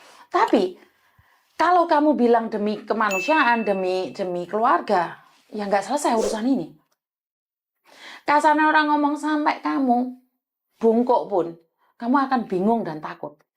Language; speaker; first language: Malay; native; Malay